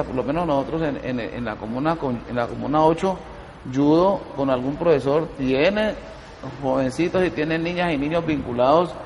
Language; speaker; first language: Spanish; native; Spanish